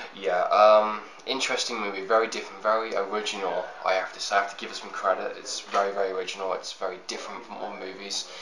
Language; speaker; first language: English; native; English